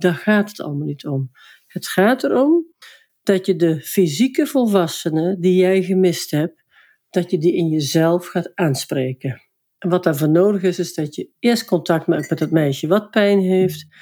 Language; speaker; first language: Dutch; native; Dutch